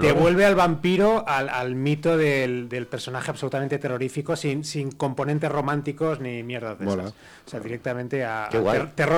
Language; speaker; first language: Spanish; native; Spanish